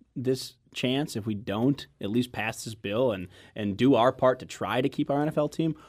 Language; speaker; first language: English; native; English